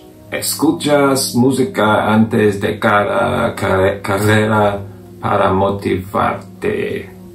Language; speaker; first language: Spanish; non-native, learner; English